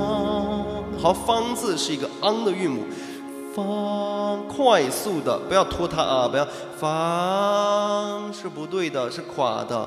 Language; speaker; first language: Chinese; native; Chinese